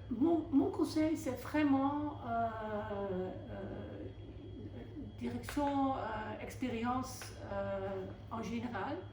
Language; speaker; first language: French; non-native, fluent; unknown